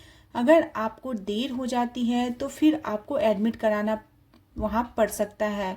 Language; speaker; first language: Hindi; native; Hindi